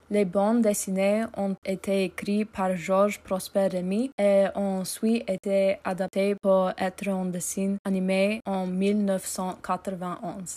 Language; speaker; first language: French; non-native, learner; English